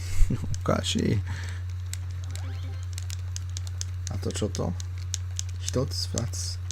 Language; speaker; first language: Japanese; non-native, learner; English